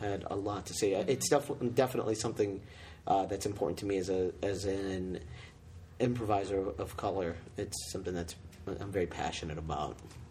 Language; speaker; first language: English; native; English